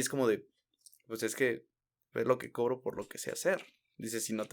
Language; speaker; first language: Spanish; native; Spanish